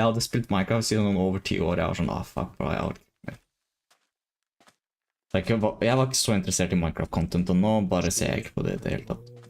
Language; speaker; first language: Norwegian; native; Norwegian